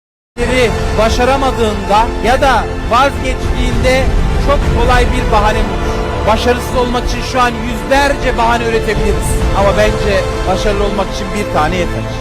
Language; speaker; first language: Turkish; native; Turkish